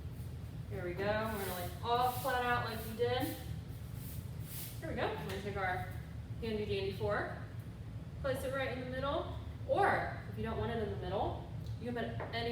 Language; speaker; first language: English; native; English